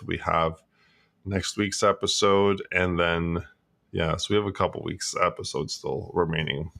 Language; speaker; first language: English; native; English